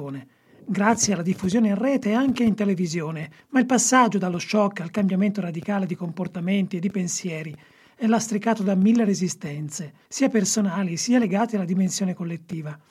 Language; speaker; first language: Italian; native; Italian